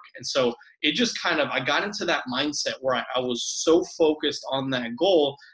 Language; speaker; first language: English; early bilingual, other home language; Spanish